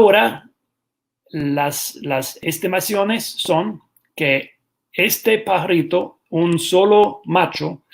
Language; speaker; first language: Spanish; non-native, fluent; English